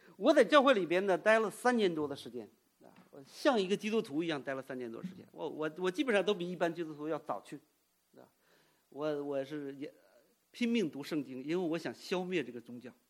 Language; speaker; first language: Chinese; early bilingual, heritage; Cantonese